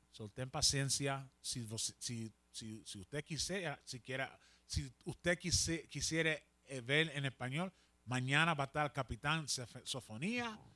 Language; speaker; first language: Spanish; early bilingual, heritage; Spanish